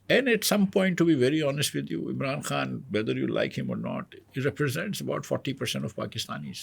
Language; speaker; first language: English; non-native, local second language; Urdu